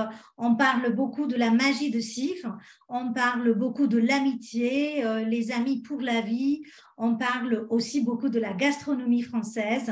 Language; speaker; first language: French; native; French